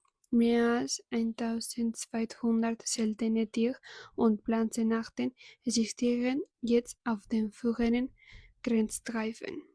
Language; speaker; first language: German; non-native, learner; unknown